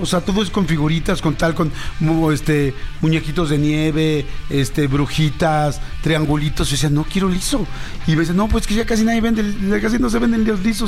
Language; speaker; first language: Spanish; native; Spanish